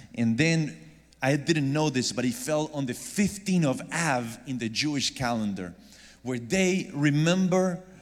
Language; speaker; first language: English; non-native, fluent; Spanish